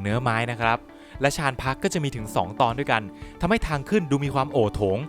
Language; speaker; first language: Thai; native; Thai